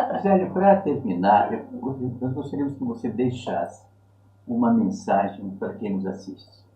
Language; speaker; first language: Portuguese; native; Portuguese